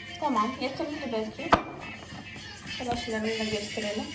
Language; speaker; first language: Turkish; non-native, fluent; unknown